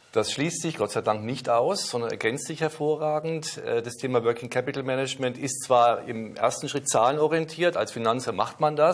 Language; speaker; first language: German; native; German